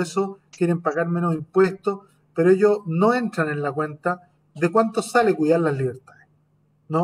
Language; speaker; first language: Spanish; native; Spanish